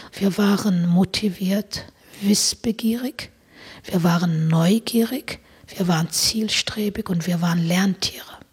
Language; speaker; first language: German; non-native, fluent; Turkish